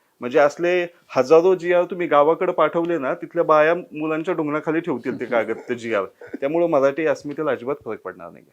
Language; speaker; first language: Marathi; native; Marathi